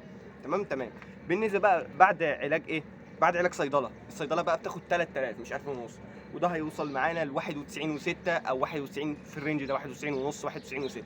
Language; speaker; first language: Arabic; native; Arabic